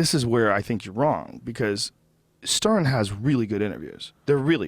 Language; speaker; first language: English; native; English